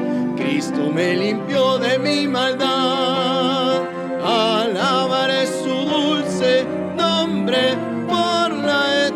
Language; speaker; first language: Spanish; native; Spanish